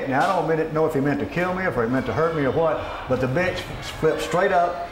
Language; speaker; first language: English; native; English